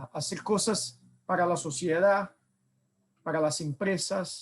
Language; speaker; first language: Spanish; non-native, fluent; Portuguese